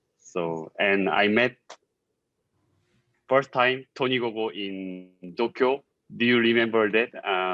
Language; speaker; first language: English; non-native, learner; Korean